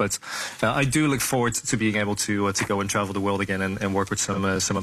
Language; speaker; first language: English; non-native, fluent; Dutch